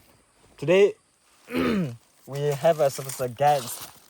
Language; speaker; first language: English; non-native, learner; S'gaw Karen